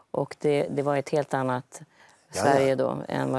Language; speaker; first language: Swedish; native; Swedish